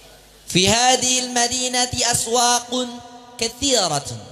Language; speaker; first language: Arabic; non-native, fluent; Indonesian